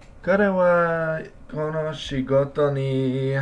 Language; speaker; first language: Japanese; non-native, learner; English